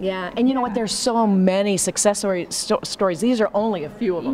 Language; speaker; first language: English; native; English